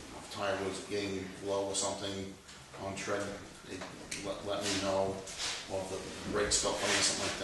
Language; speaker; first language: English; native; English